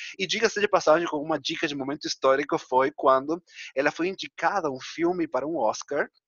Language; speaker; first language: Portuguese; non-native, fluent; Spanish